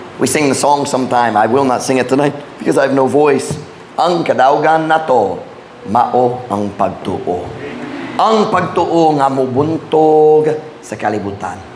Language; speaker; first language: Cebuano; non-native, fluent; English